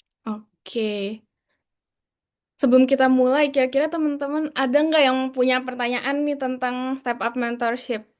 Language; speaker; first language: Indonesian; native; Indonesian